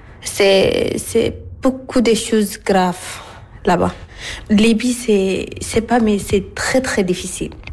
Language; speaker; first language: French; non-native, learner; Arabic